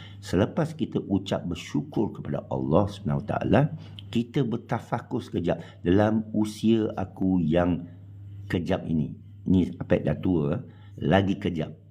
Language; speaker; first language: Malay; non-native, local second language; Chinese